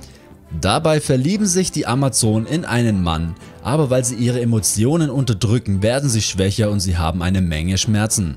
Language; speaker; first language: German; native; German